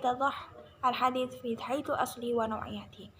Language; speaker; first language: Arabic; non-native, learner; Indonesian